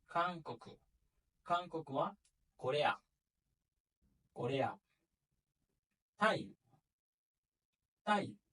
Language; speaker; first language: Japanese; non-native, fluent; Spanish